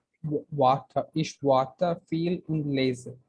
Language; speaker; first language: German; non-native, learner; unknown